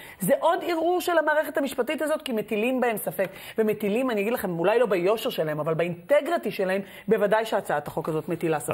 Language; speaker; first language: Hebrew; native; Hebrew